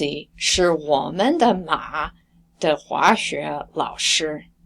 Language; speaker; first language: Chinese; non-native, fluent; English